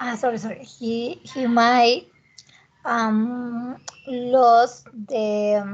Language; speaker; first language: English; non-native, learner; Spanish